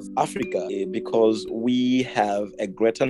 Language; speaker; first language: English; non-native, local second language; Shona